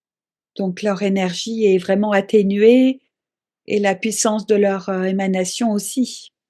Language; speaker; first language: French; native; French